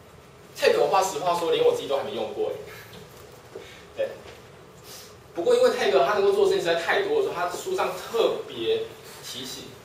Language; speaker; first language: Chinese; native; Chinese